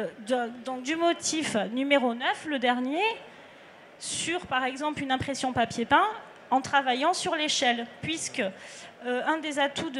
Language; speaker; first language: French; native; French